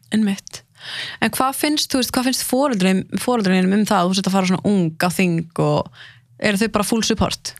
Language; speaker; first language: Icelandic; early bilingual, other home language; Arabic